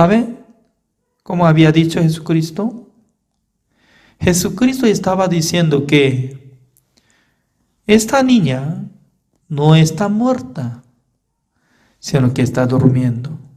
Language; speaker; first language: Spanish; non-native, fluent; Korean